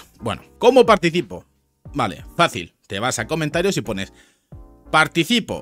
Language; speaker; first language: Spanish; native; Spanish